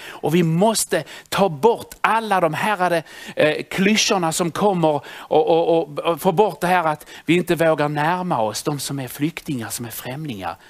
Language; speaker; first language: Swedish; native; Swedish